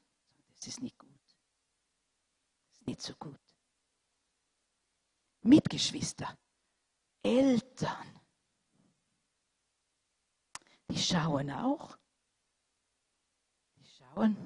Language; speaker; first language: German; non-native, fluent; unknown